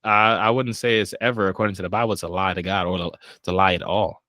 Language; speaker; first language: English; native; English